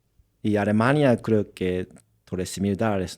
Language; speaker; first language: Spanish; non-native, learner; Japanese